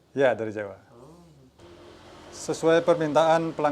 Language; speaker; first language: Indonesian; non-native, local second language; Balinese